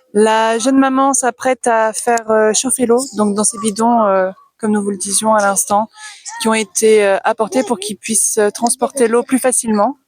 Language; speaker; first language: French; native; French